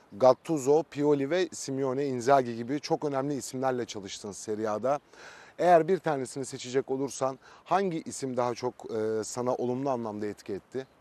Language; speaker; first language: Turkish; native; Turkish